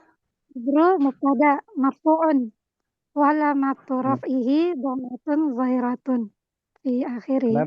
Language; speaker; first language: Arabic; non-native, learner; Indonesian